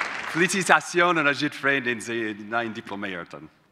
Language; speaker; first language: German; non-native, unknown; English